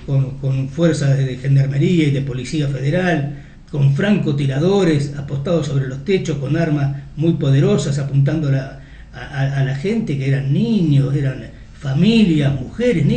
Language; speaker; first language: Spanish; native; Spanish